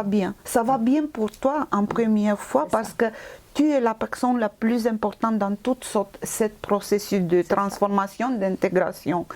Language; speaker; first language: French; non-native, fluent; Romanian